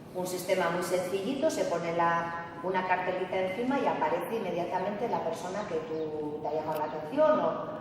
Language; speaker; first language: Spanish; non-native, local second language; Basque